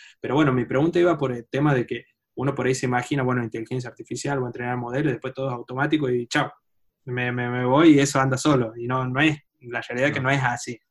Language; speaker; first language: Spanish; native; Spanish